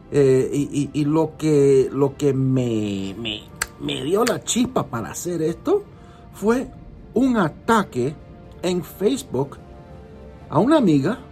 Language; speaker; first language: Spanish; early bilingual, heritage; Spanish